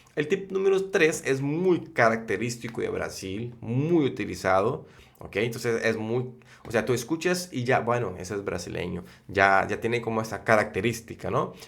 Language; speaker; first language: Spanish; non-native, fluent; Portuguese